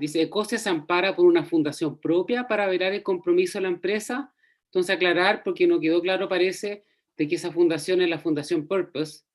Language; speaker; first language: Spanish; native; Spanish